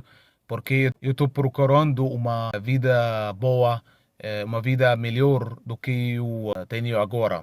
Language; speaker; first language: Portuguese; non-native, fluent; Arabic